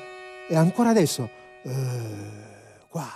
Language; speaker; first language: Italian; native; Italian